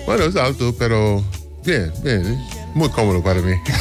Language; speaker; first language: Spanish; non-native, fluent; English